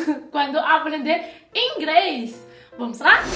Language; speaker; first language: Portuguese; non-native, fluent; Chinese